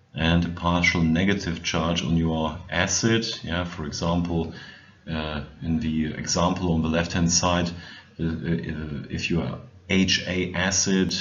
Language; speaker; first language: English; non-native, fluent; German